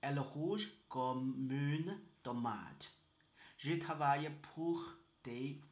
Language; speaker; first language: French; non-native, learner; Chinese